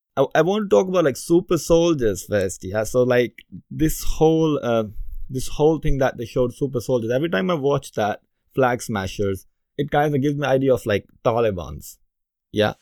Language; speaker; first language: English; non-native, local second language; Urdu